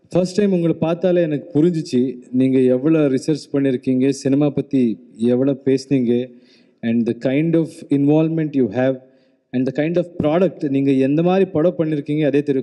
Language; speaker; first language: Tamil; non-native, learner; Kannada